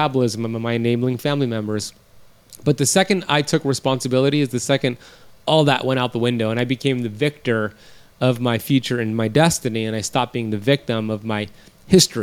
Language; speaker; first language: English; native; English